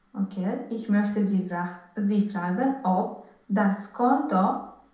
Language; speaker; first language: German; non-native, learner; Romanian